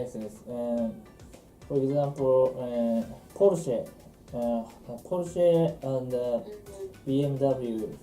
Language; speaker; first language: English; non-native, learner; Japanese